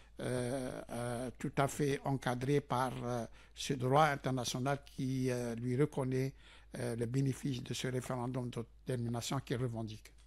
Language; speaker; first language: French; non-native, local second language; Arabic